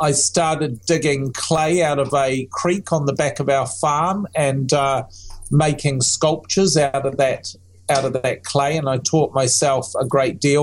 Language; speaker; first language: English; native; English